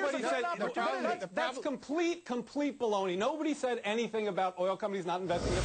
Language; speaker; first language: English; native; English